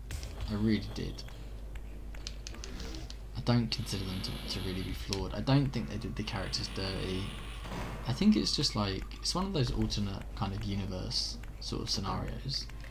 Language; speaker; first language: English; native; English